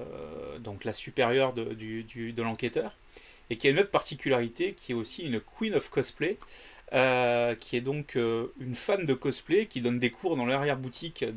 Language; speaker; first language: French; native; French